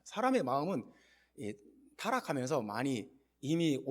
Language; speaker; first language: Korean; native; Korean